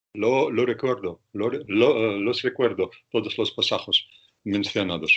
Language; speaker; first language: Spanish; non-native, fluent; Russian